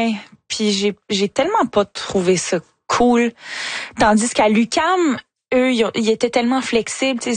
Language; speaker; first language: French; native; French